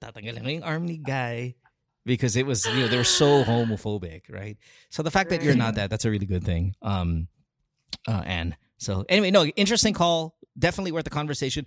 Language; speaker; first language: English; non-native, local second language; Filipino